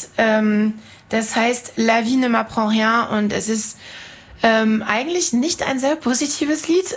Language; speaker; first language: German; non-native, fluent; French